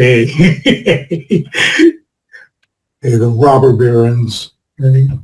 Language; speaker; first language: French; non-native, learner; English